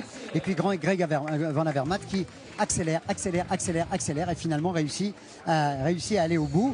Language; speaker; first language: French; native; French